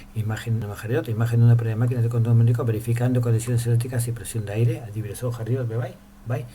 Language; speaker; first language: Spanish; non-native, local second language; Basque